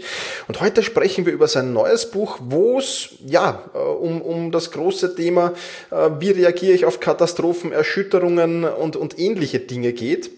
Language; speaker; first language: German; native; German